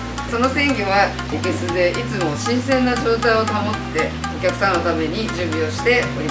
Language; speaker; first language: Japanese; native; Japanese